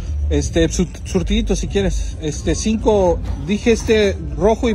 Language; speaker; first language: Spanish; native; Spanish